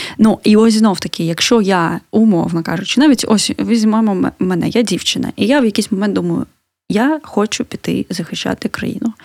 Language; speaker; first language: Ukrainian; native; Ukrainian